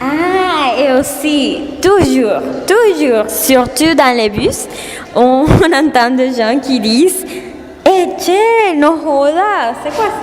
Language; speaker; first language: French; non-native, learner; Spanish